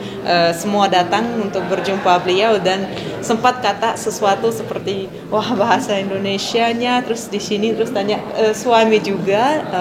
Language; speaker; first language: Indonesian; non-native, fluent; Russian